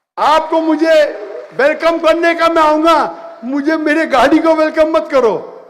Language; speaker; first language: Hindi; non-native, local second language; Konkani